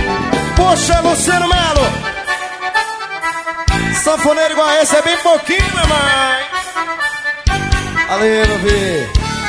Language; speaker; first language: Portuguese; native; Portuguese